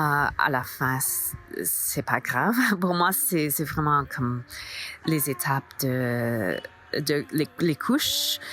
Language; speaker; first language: French; non-native, fluent; English